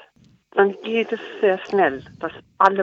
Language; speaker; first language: German; non-native, fluent; Icelandic